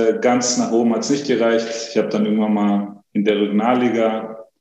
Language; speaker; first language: German; early bilingual, other home language; Greek